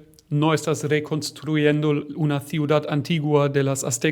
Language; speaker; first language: Spanish; non-native, fluent; German